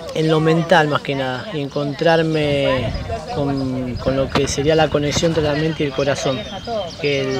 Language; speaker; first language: Spanish; native; Spanish